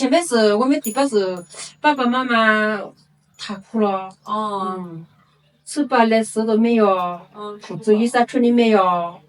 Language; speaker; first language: Chinese; non-native, local second language; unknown